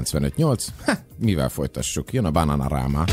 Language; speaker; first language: Hungarian; native; Hungarian